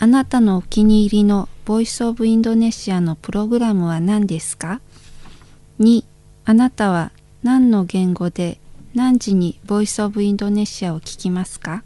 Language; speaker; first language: Japanese; non-native, fluent; Indonesian